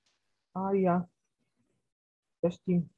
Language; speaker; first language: German; non-native, learner; Spanish